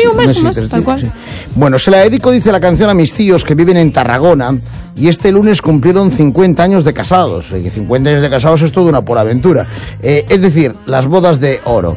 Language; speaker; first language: Spanish; native; Spanish